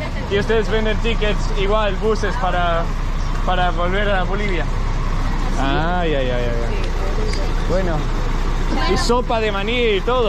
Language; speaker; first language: Spanish; non-native, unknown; Danish